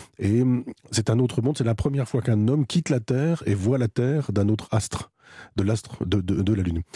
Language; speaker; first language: French; native; French